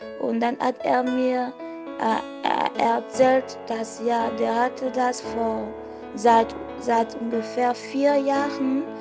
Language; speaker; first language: German; non-native, fluent; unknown